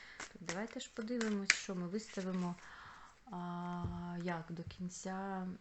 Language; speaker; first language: Ukrainian; non-native, local second language; Russian